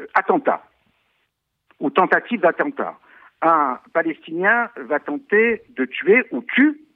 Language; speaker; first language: French; native; French